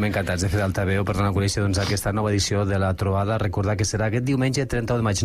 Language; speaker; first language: Catalan; native; Catalan